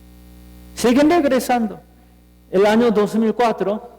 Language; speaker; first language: Spanish; non-native, fluent; Korean